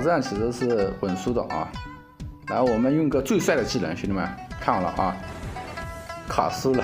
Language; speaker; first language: Chinese; native; Chinese